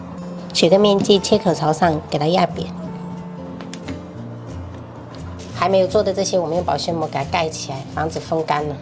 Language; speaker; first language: Chinese; native; Chinese